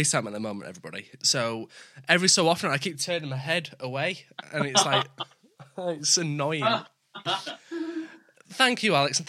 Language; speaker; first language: English; native; English